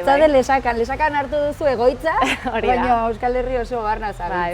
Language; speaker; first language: Basque; native; Basque